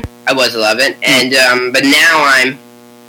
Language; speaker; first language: English; native; English